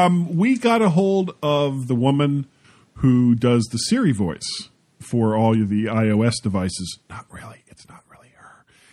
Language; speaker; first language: English; native; English